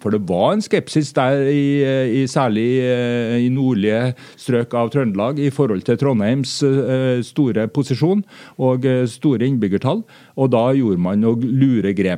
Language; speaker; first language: Norwegian; native; Norwegian